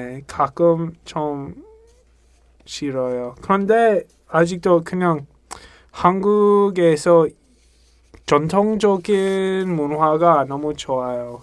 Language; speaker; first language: Korean; non-native, learner; English